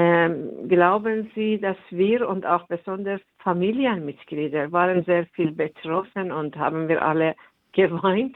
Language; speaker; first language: German; non-native, fluent; Persian